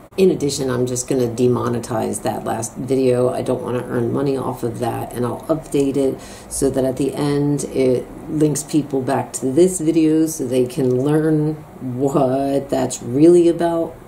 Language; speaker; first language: English; native; English